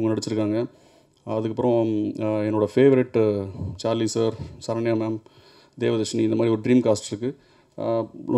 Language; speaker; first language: Tamil; native; Tamil